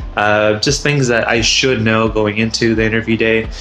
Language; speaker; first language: English; native; English